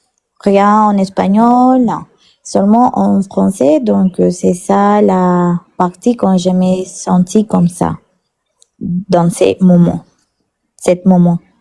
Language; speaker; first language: French; non-native, learner; Spanish